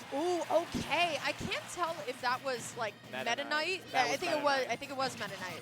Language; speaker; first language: English; native; English